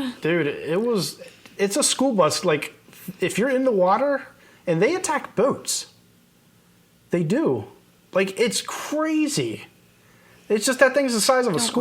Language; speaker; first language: English; native; English